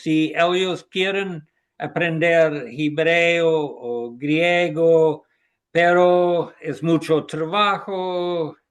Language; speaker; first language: Spanish; non-native, learner; English